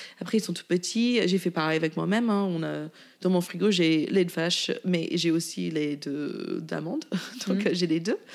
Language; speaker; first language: French; non-native, fluent; English